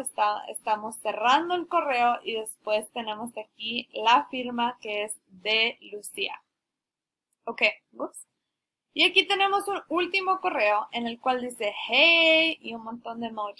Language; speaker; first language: Spanish; early bilingual, heritage; Spanish